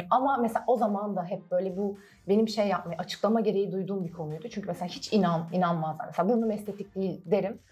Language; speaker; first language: Turkish; early bilingual, other home language; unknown